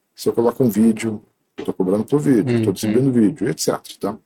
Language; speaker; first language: Portuguese; native; Portuguese